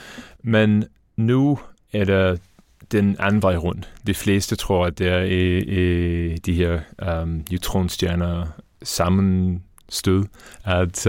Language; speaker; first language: Danish; non-native, fluent; English